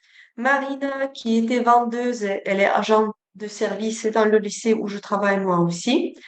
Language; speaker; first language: French; non-native, fluent; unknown